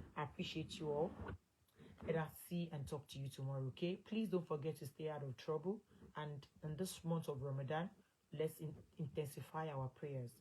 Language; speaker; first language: English; non-native, local second language; Yoruba